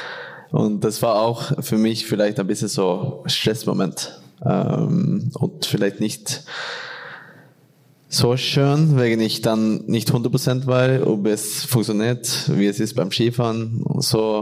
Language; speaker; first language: German; non-native, fluent; Norwegian